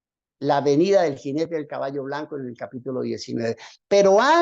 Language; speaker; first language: Spanish; native; Spanish